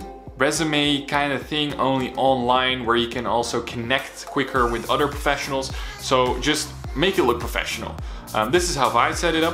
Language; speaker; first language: English; non-native, fluent; Dutch